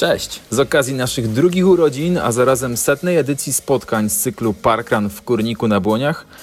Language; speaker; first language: Polish; native; Polish